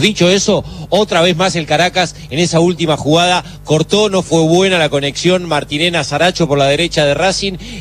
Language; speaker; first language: Spanish; native; Spanish